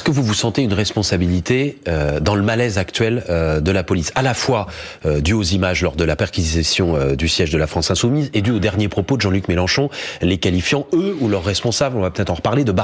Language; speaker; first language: French; native; French